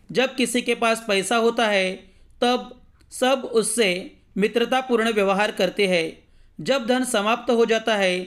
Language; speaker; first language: Hindi; non-native, local second language; Marathi